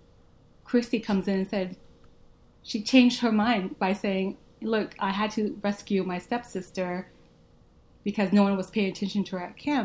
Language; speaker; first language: English; early bilingual, other home language; Vietnamese